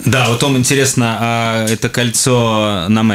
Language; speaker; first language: Russian; native; Russian